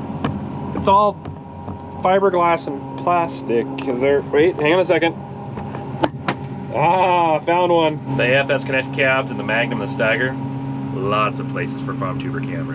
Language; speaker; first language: English; native; English